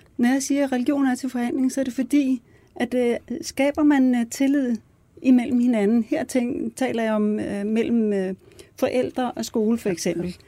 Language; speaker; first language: Danish; early bilingual, other home language; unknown